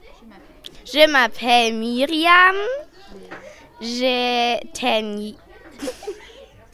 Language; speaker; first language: French; non-native, learner; German